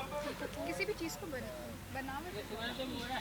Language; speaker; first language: Hindi; native; Hindi